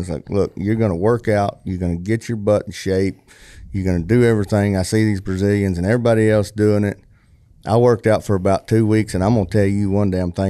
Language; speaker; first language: English; native; English